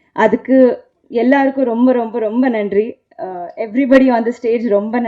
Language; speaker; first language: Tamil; non-native, learner; Telugu